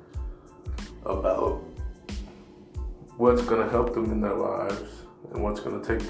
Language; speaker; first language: English; native; English